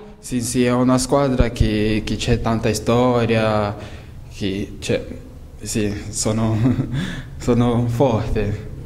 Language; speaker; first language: Italian; non-native, learner; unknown